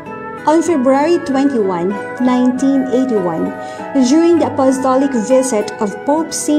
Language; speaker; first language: English; non-native, local second language; Filipino